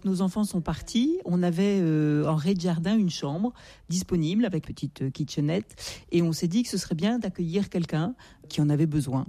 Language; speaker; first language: French; native; French